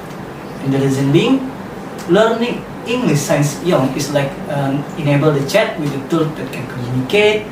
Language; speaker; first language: English; non-native, learner; Indonesian